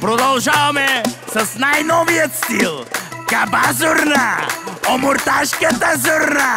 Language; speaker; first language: Bulgarian; native; Bulgarian